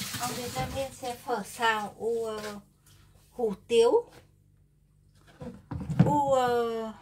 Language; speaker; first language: French; non-native, learner; Vietnamese